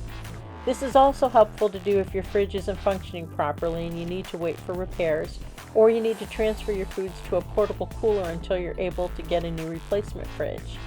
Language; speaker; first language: English; native; English